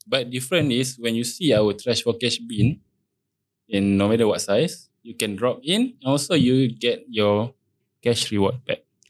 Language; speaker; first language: English; non-native, local second language; Malay